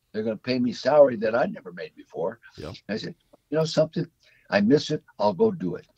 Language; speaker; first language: English; native; English